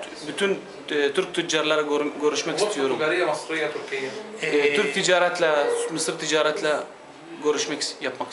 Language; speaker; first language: Turkish; non-native, learner; Arabic